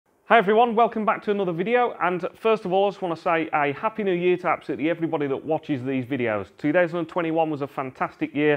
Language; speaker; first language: English; native; English